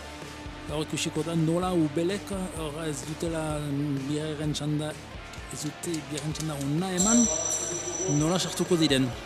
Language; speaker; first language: Basque; native; Basque